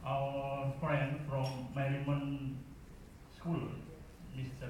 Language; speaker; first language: English; non-native, learner; Indonesian